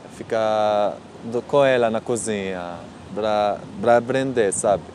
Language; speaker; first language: Portuguese; non-native, learner; Arabic